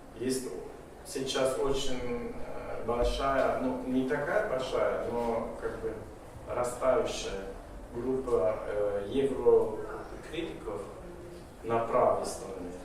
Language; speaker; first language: Russian; non-native, fluent; German